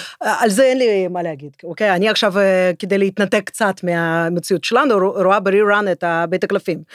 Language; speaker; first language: Hebrew; non-native, fluent; Russian